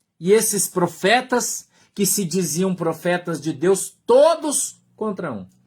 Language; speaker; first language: Portuguese; native; Portuguese